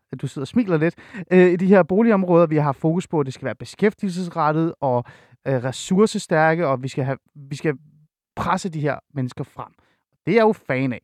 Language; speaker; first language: Danish; early bilingual, other home language; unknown